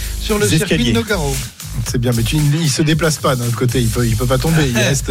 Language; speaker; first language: French; native; French